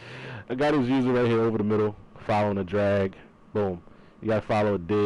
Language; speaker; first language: English; native; English